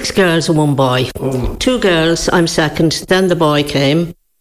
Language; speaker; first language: English; native; English